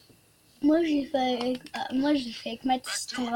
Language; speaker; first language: French; native; French